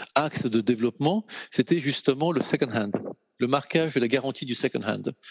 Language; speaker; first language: French; non-native, fluent; Ukrainian